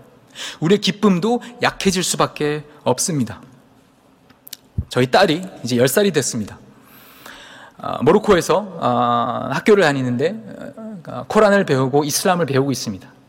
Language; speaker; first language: Korean; native; Korean